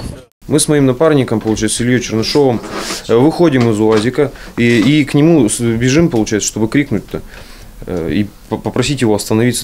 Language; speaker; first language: Russian; native; Russian